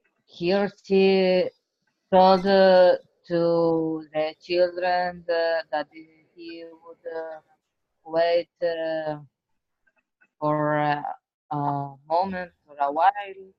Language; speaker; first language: English; non-native, learner; Spanish